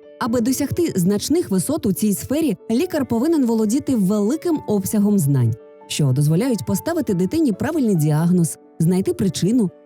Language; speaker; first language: Ukrainian; native; Ukrainian